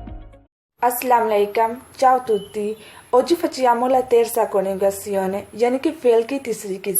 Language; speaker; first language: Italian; non-native, fluent; Urdu